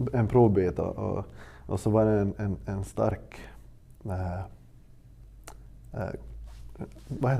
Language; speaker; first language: Swedish; native; Swedish